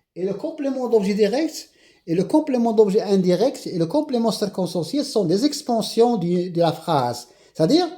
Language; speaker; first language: French; non-native, local second language; Arabic